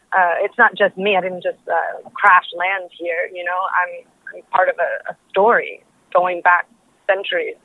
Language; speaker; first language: English; early bilingual, other home language; Spanish